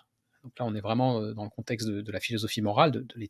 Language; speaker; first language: French; native; French